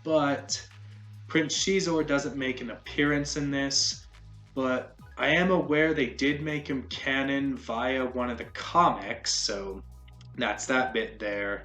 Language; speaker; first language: English; native; English